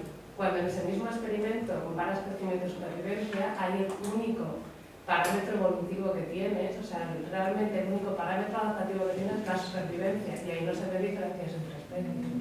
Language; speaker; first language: Spanish; native; Spanish